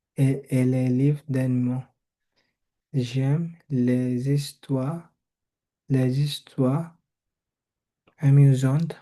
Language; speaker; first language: French; non-native, learner; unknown